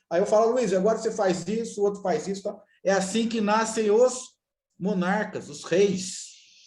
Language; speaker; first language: Portuguese; native; Portuguese